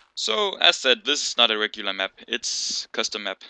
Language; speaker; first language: English; non-native, learner; Danish